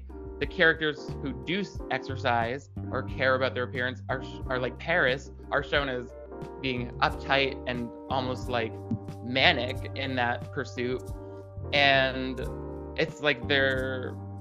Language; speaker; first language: English; native; English